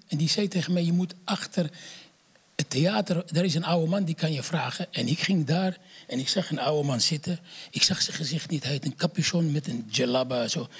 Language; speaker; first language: Dutch; non-native, fluent; Arabic